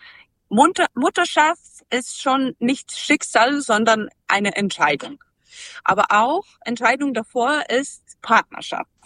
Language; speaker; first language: German; non-native, fluent; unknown